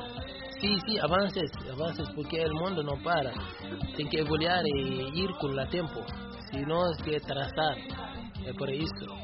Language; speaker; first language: Spanish; non-native, learner; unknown